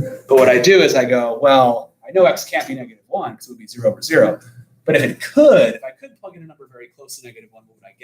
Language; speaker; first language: English; native; English